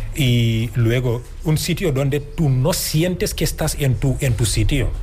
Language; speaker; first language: Spanish; non-native, fluent; Wolof